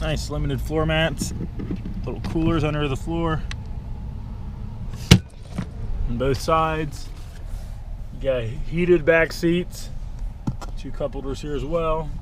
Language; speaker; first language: English; native; English